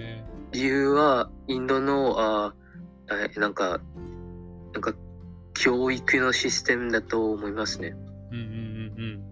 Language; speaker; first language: Japanese; non-native, fluent; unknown